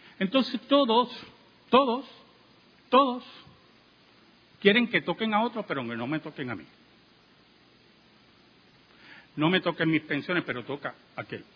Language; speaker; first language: Spanish; native; Spanish